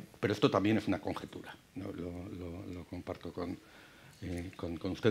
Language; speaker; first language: Spanish; native; Spanish